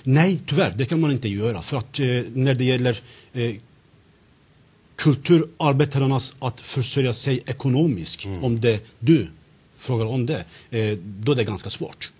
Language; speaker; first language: Swedish; non-native, fluent; Zaza